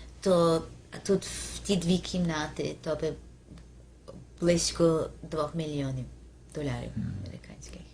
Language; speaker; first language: Ukrainian; early bilingual, heritage; Ukrainian